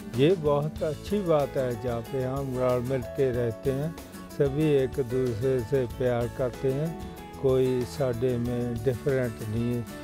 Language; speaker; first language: Hindi; non-native, local second language; Punjabi